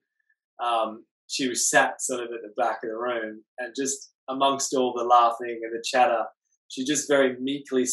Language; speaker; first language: English; native; English